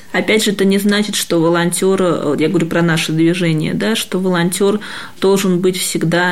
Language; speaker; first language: Russian; native; Russian